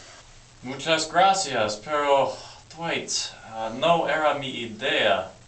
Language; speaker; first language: Spanish; non-native, learner; English